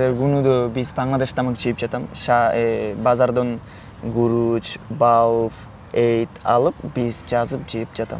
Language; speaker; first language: Kyrgyz; non-native, learner; Bangla